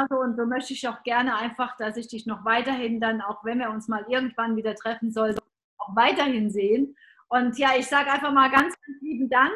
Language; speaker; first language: German; native; German